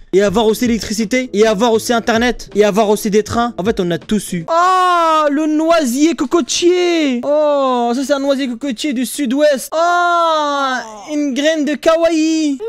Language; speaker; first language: French; early bilingual, other home language; Arabic